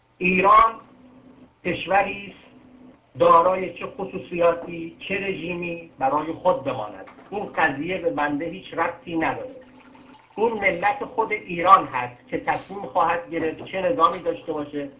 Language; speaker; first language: Persian; non-native, local second language; Arabic